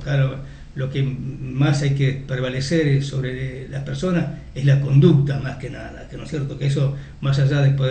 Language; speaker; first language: Spanish; native; Spanish